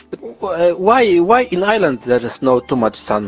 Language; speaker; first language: English; non-native, learner; Polish